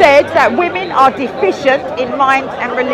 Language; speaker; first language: English; native; English